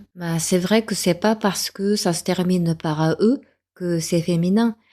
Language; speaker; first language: French; non-native, fluent; Japanese